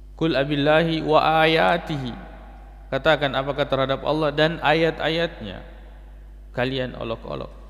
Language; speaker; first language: Malay; non-native, local second language; Buginese